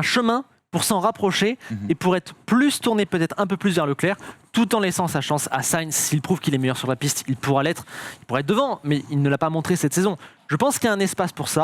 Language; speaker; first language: French; native; French